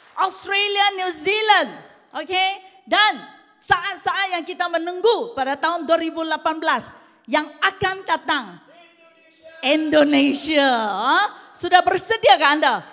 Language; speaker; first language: Malay; non-native, local second language; Chinese